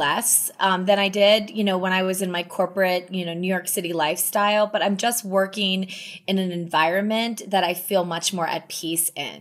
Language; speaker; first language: English; native; English